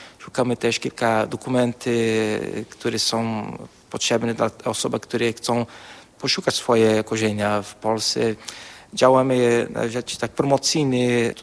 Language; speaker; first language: Polish; early bilingual, heritage; Polish